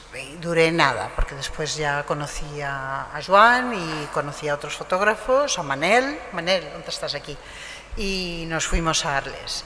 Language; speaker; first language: Spanish; native; Spanish